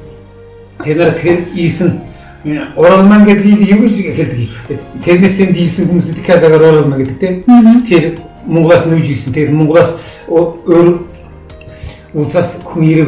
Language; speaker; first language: Mongolian; non-native, local second language; Kazakh